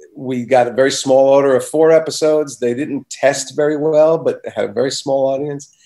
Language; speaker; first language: English; native; English